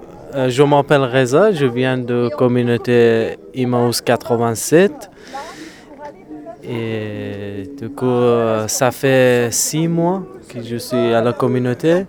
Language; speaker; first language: French; non-native, learner; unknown